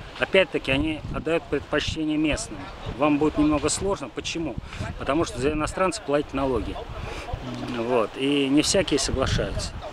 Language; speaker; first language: Russian; native; Russian